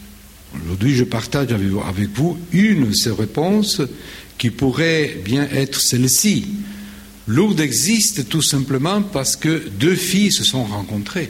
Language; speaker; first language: French; non-native, fluent; Spanish